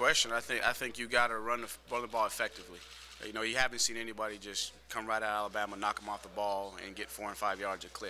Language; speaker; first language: English; native; English